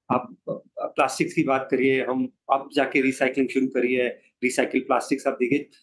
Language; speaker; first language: Hindi; native; Hindi